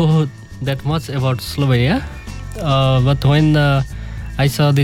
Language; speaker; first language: English; non-native, local second language; Nepali